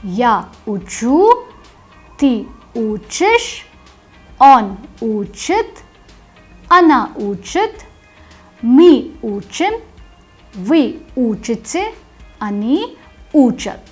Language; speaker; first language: Russian; non-native, fluent; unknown